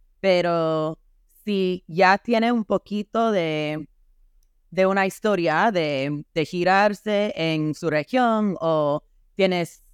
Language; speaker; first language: Spanish; non-native, fluent; English